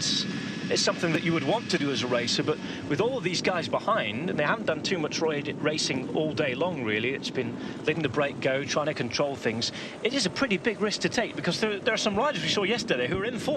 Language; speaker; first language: English; native; English